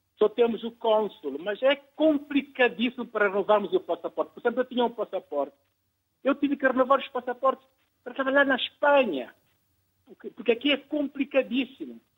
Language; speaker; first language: Portuguese; non-native, local second language; Kabuverdianu